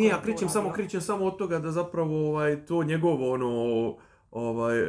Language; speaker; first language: Serbian; native; Serbian